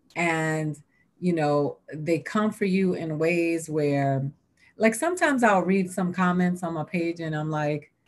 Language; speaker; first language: English; early bilingual, other home language; Spanish